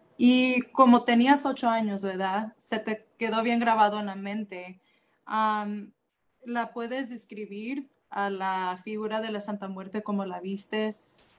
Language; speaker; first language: Spanish; early bilingual, heritage; Spanish